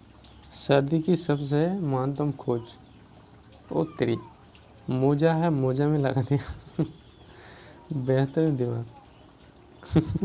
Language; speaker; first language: Hindi; non-native, local second language; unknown